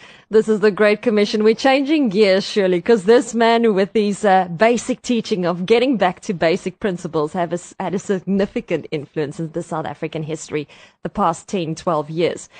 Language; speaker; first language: English; non-native, local second language; Afrikaans